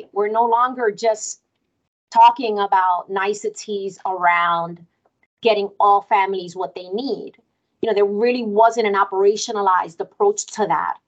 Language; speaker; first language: English; early bilingual, other home language; Spanish